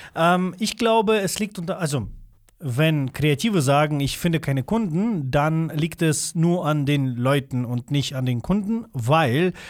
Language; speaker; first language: German; non-native, fluent; Russian